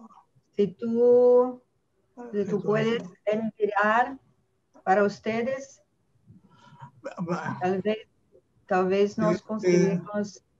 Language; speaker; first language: Spanish; non-native, learner; Portuguese